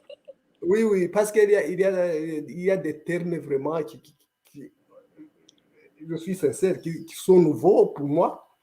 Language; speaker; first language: French; non-native, local second language; Kinyarwanda